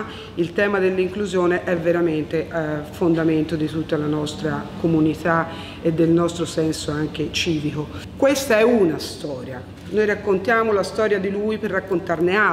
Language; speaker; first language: Italian; native; Italian